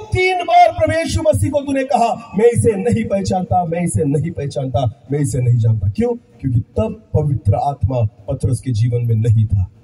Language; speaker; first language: Hindi; non-native, local second language; Marathi